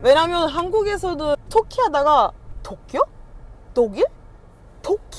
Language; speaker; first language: Korean; non-native, fluent; Turkish